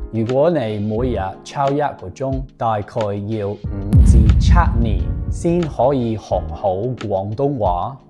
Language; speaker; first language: Cantonese; non-native, fluent; English